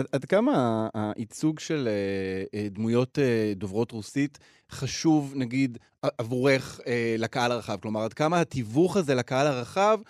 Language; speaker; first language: Hebrew; native; Hebrew